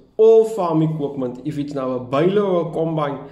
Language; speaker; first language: English; non-native, local second language; Afrikaans